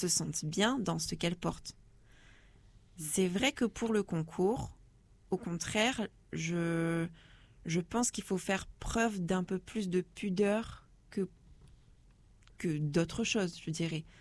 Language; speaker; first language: French; native; French